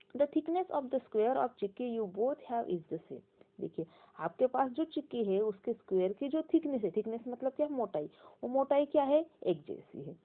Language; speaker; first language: Hindi; non-native, local second language; Marathi